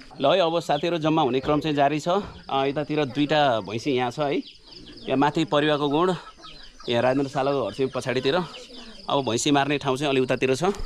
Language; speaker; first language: Nepali; non-native, local second language; Magahi